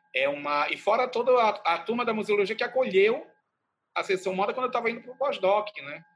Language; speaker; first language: Portuguese; native; Portuguese